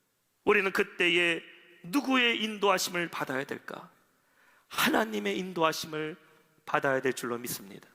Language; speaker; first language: Korean; native; Korean